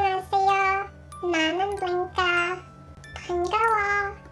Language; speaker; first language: Korean; non-native, learner; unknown